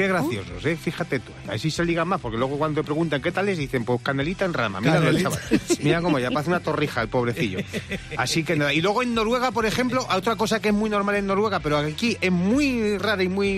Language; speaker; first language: Spanish; native; Spanish